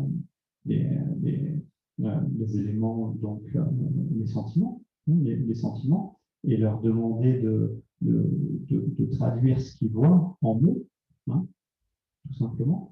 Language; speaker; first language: French; native; French